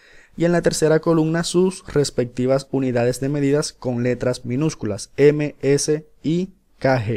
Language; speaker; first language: Spanish; native; Spanish